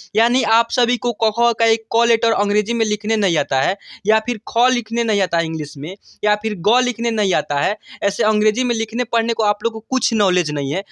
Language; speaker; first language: Hindi; native; Hindi